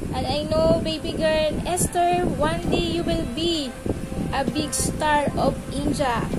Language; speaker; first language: English; non-native, local second language; Filipino